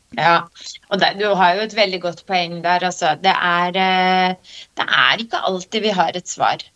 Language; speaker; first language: Norwegian; early bilingual, other home language; Polish